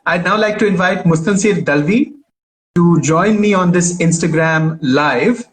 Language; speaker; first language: English; non-native, local second language; Marathi